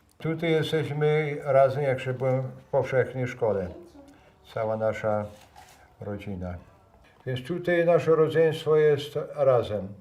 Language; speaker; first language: Polish; native; Polish